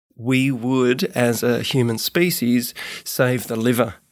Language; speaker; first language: English; native; English